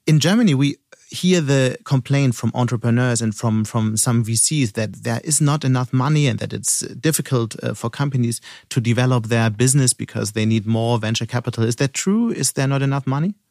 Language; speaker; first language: English; non-native, fluent; German